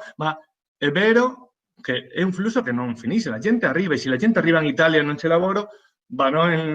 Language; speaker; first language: Italian; non-native, fluent; Spanish